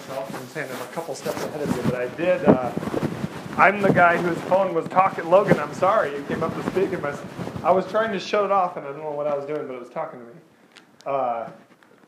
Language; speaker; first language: English; native; English